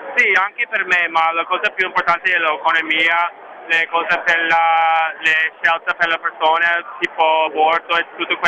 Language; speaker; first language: Italian; non-native, learner; English